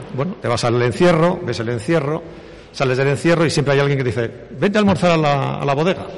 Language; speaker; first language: Spanish; native; Spanish